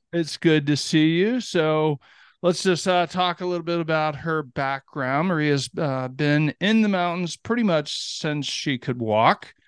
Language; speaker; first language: English; native; English